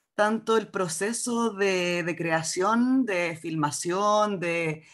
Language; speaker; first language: Spanish; native; Spanish